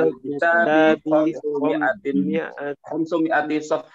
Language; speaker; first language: Arabic; non-native, learner; Indonesian